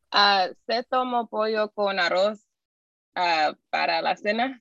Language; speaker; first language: Spanish; non-native, learner; English